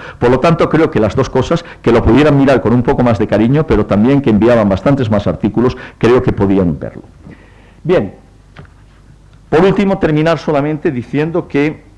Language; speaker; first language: Spanish; native; Spanish